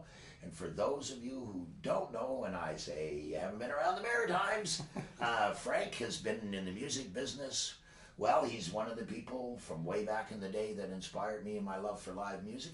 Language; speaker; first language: English; native; English